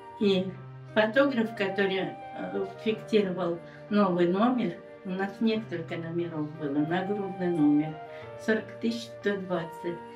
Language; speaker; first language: Russian; native; Russian